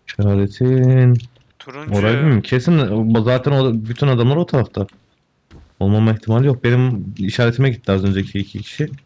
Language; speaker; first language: Turkish; native; Turkish